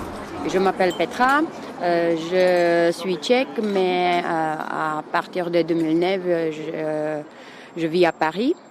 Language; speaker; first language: French; non-native, fluent; Czech